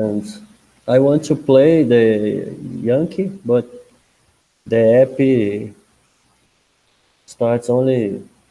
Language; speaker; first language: English; non-native, learner; Portuguese